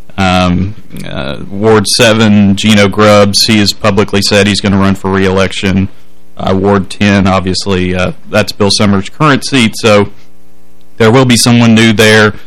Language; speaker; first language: English; native; English